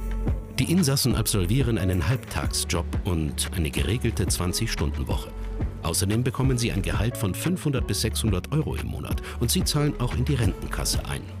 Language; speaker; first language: German; native; German